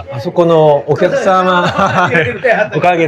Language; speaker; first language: Japanese; non-native, fluent; Korean